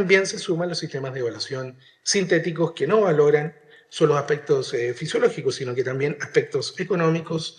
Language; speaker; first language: Spanish; native; Spanish